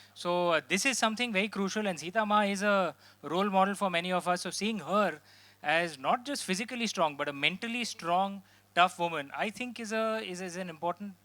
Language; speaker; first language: English; non-native, local second language; Hindi